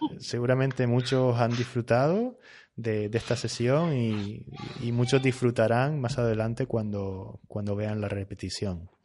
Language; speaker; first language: Spanish; native; Spanish